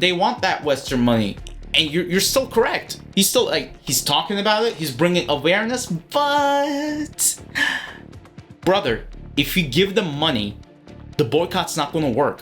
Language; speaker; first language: English; native; English